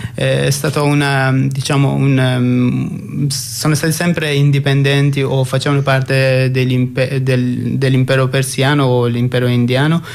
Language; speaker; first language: Italian; non-native, fluent; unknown